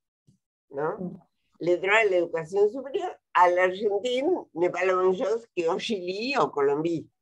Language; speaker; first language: French; non-native, fluent; Spanish